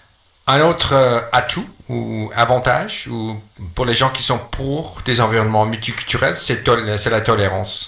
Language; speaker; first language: French; non-native, fluent; English